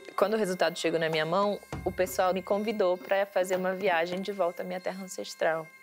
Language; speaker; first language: Portuguese; early bilingual, heritage; Portuguese